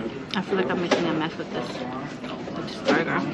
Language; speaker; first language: English; native; English